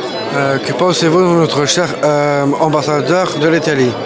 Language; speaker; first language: French; native; French